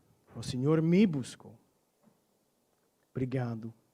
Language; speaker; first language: Portuguese; non-native, fluent; English